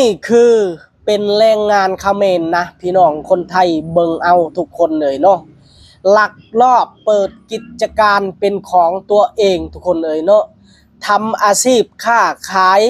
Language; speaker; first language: Thai; non-native, local second language; Lao